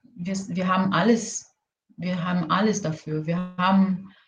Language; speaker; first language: German; non-native, fluent; Portuguese